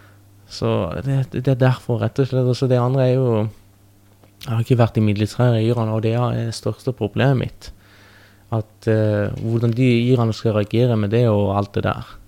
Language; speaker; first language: Norwegian; early bilingual, other home language; Persian